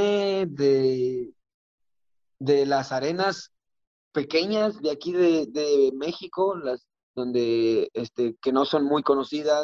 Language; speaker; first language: English; non-native, learner; Spanish